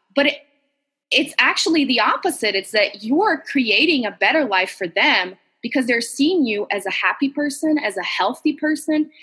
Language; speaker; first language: English; non-native, fluent; Portuguese